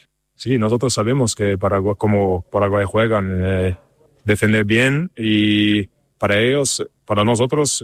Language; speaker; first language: Spanish; non-native, learner; German